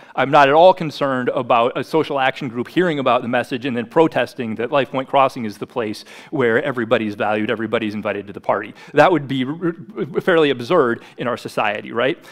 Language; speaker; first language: English; native; English